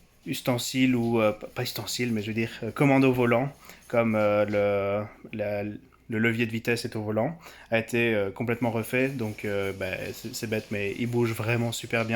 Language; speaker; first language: French; native; French